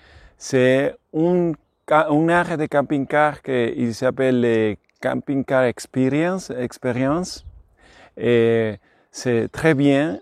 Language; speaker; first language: French; non-native, learner; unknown